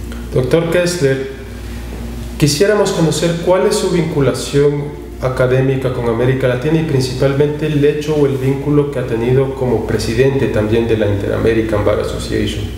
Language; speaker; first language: Spanish; native; Spanish